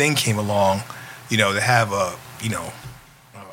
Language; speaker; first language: English; native; English